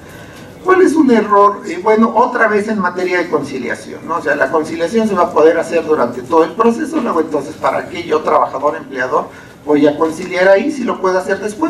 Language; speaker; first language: Spanish; native; Spanish